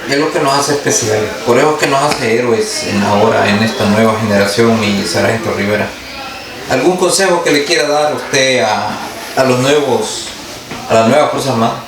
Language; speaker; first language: Spanish; native; Spanish